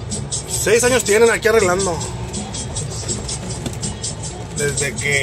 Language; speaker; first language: Spanish; native; Spanish